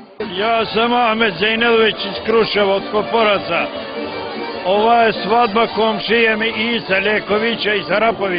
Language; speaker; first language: Bosnian; native; Bosnian